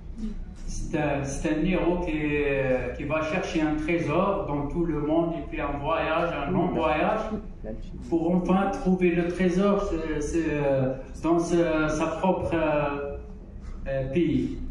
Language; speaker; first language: French; non-native, local second language; Arabic